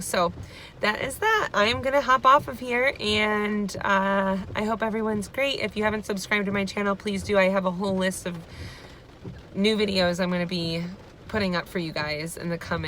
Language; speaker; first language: English; native; English